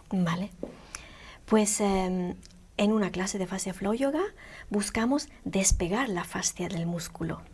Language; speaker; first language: Spanish; non-native, fluent; Greek